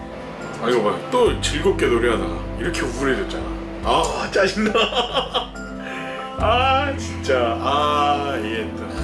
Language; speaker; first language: Korean; native; Korean